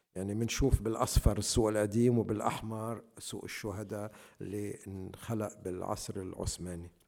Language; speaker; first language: Arabic; native; Arabic